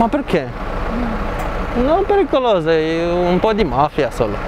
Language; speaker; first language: Italian; non-native, learner; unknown